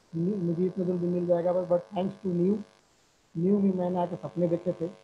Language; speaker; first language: Hindi; native; Hindi